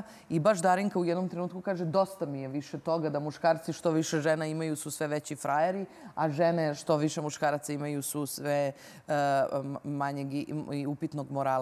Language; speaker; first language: Serbian; native; Serbian